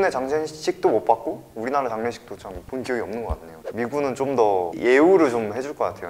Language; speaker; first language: Korean; native; Korean